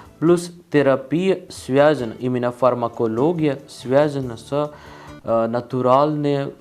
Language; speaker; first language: Russian; non-native, learner; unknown